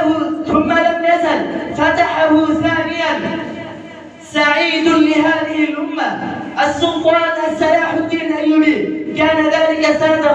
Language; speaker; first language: Arabic; non-native, learner; Bangla